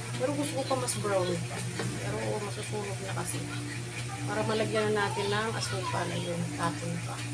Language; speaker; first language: Filipino; non-native, local second language; Waray